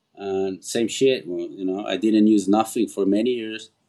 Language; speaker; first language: English; non-native, fluent; Portuguese